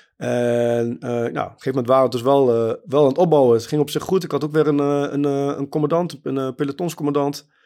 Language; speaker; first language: Dutch; early bilingual, other home language; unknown